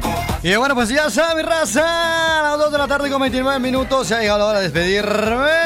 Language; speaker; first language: Spanish; native; Spanish